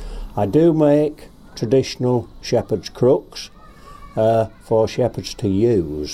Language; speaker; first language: English; native; English